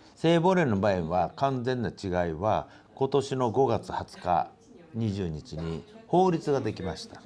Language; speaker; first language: Japanese; native; Japanese